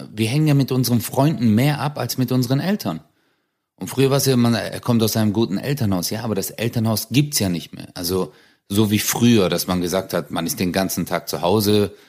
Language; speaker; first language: German; early bilingual, other home language; Turkish